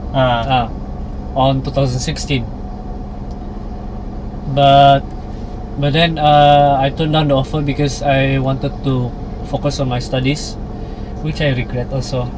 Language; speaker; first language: English; non-native, local second language; Malay